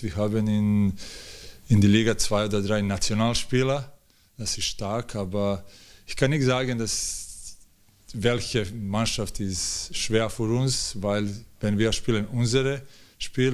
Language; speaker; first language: German; non-native, learner; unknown